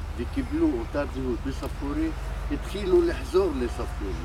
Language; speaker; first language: Hebrew; non-native, local second language; Arabic